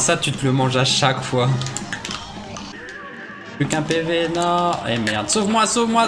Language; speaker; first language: French; native; French